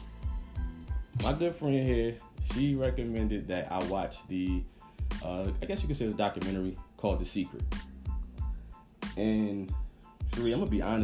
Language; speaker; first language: English; native; English